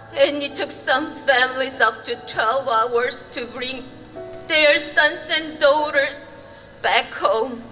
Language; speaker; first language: English; non-native, fluent; Korean